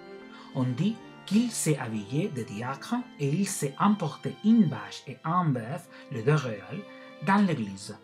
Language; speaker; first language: French; non-native, learner; Catalan